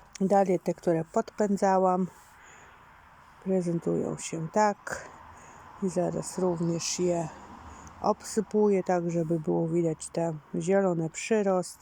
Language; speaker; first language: Polish; native; Polish